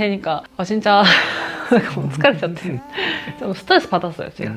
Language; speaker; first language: Korean; non-native, fluent; Japanese